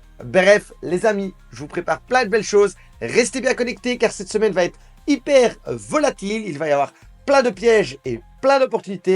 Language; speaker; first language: French; native; French